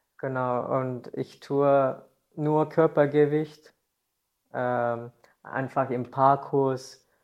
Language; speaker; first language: German; non-native, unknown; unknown